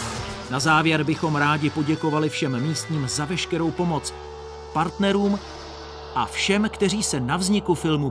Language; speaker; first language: Czech; native; Czech